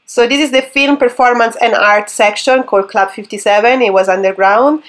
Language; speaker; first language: English; non-native, fluent; Italian